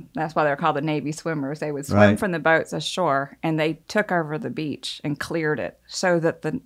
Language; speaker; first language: English; native; English